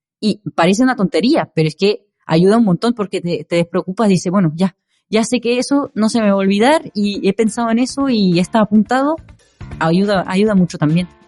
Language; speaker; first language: Spanish; non-native, fluent; French